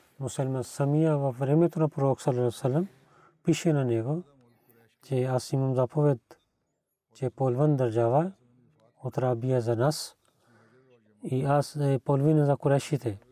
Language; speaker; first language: Bulgarian; non-native, learner; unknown